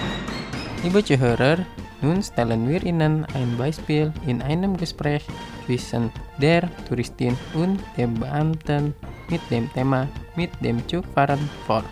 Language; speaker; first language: German; non-native, fluent; Indonesian